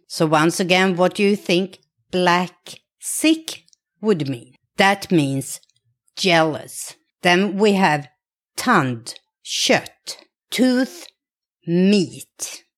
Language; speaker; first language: English; non-native, fluent; Swedish